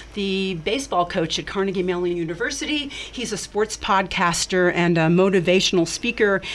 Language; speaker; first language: English; native; English